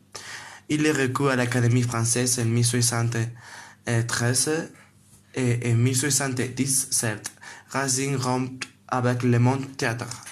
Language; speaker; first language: French; non-native, learner; Spanish